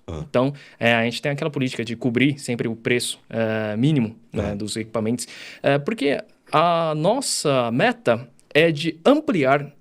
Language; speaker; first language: Portuguese; early bilingual, other home language; Chinese